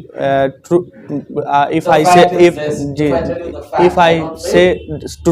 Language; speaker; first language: English; non-native, learner; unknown